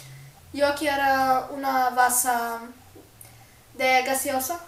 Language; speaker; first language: Spanish; non-native, learner; English